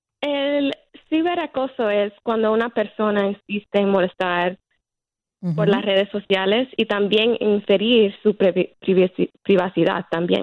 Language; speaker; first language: Spanish; early bilingual, heritage; Spanish